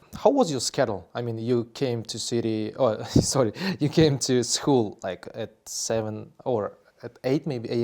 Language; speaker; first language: English; non-native, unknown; Kazakh